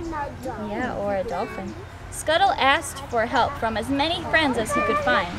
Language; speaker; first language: English; native; English